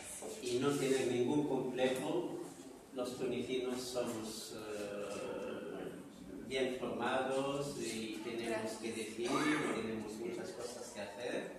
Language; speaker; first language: Spanish; non-native, fluent; Arabic